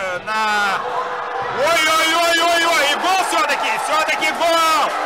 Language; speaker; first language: Russian; native; Russian